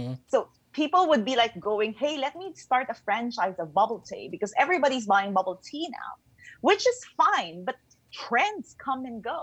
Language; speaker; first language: English; non-native, local second language; Filipino